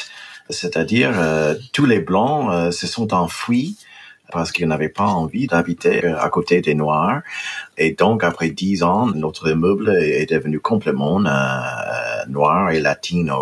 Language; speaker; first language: French; non-native, fluent; English